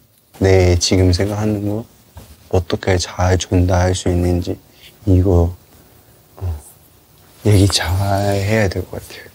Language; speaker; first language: Korean; non-native, learner; Cantonese